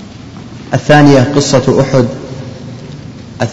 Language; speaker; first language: Arabic; native; Arabic